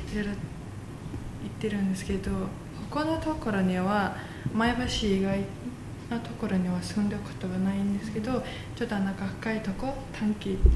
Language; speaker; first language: Japanese; non-native, fluent; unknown